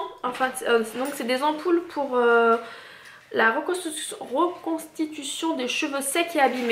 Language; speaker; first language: French; native; French